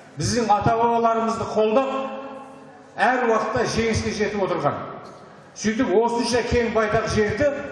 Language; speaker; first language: Kazakh; native; Kazakh